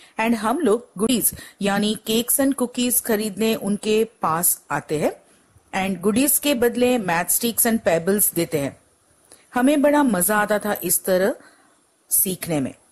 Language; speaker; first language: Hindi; non-native, local second language; Gujarati